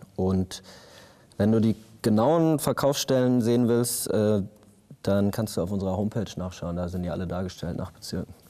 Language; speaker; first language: German; native; German